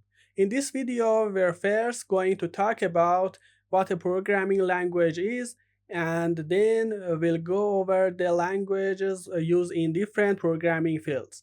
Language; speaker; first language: English; non-native, fluent; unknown